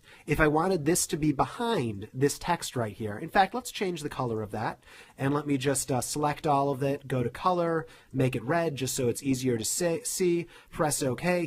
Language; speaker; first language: English; native; English